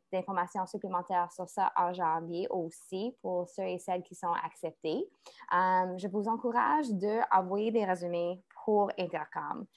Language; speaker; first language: French; non-native, fluent; English